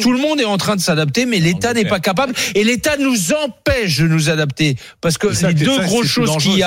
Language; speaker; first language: French; native; French